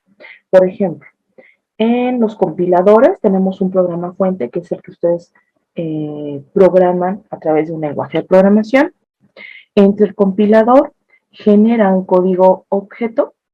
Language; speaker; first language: Spanish; native; Spanish